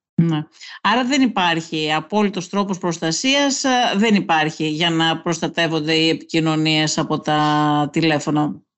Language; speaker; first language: Greek; native; Greek